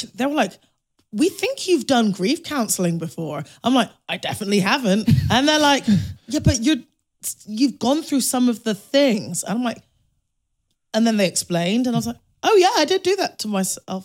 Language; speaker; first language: English; native; English